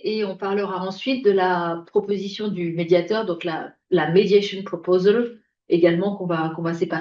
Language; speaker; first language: French; native; French